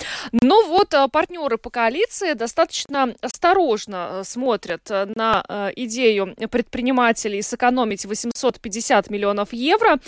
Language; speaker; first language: Russian; native; Russian